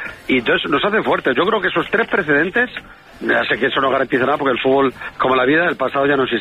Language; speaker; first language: Spanish; native; Spanish